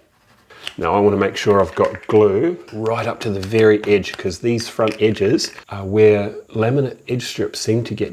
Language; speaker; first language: English; native; English